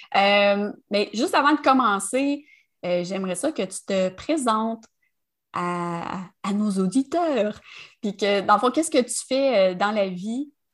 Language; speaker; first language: French; native; French